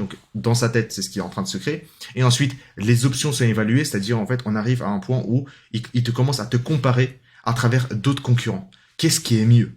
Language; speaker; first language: French; native; French